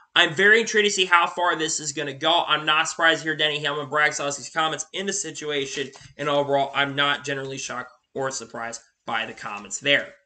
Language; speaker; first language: English; native; English